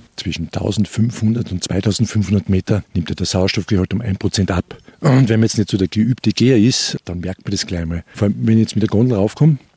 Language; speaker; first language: German; native; German